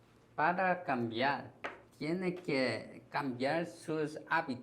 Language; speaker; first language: Spanish; non-native, learner; Korean